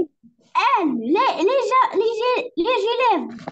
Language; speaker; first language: French; non-native, learner; Arabic